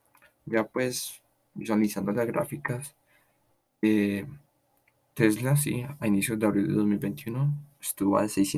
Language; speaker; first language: Spanish; native; Spanish